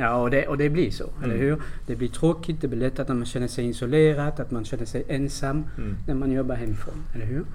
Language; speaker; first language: Swedish; non-native, fluent; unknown